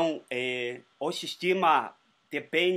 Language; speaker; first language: Portuguese; non-native, learner; Spanish